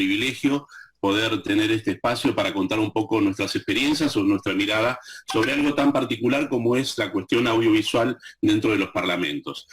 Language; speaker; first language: Spanish; native; Spanish